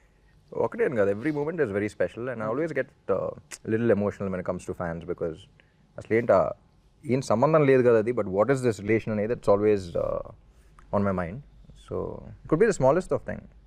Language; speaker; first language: Telugu; native; Telugu